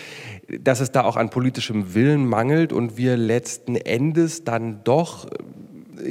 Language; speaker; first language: German; native; German